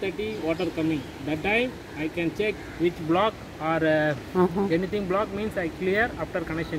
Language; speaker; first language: English; non-native, learner; Tamil